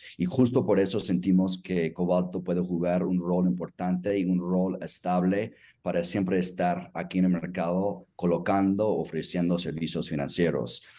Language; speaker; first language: Spanish; non-native, fluent; English